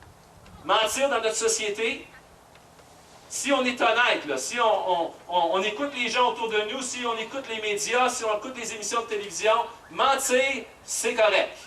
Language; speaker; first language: French; native; French